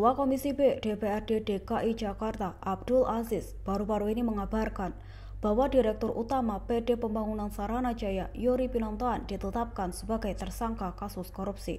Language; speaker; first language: Indonesian; native; Indonesian